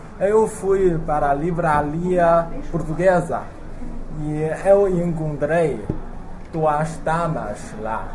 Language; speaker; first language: Portuguese; non-native, learner; Chinese